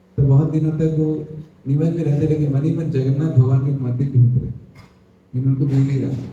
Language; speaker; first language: Hindi; non-native, local second language; Odia